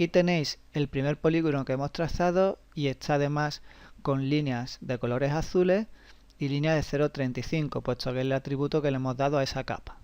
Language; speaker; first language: Spanish; native; Spanish